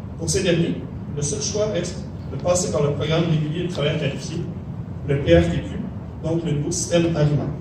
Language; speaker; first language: French; native; French